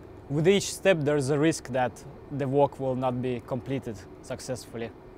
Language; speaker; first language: English; non-native, fluent; Estonian